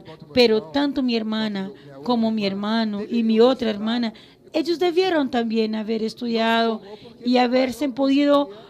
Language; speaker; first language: Spanish; non-native, fluent; Portuguese